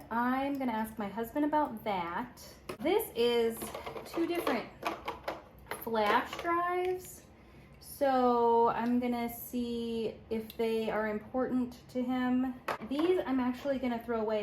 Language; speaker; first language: English; native; English